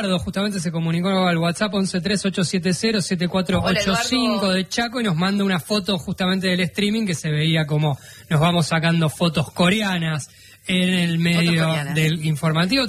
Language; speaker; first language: Spanish; native; Spanish